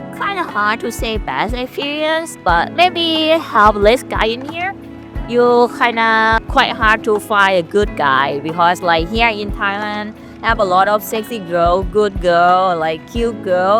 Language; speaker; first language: English; non-native, learner; Thai